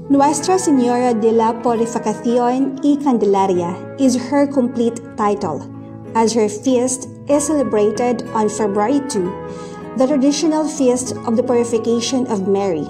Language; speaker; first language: English; non-native, local second language; Filipino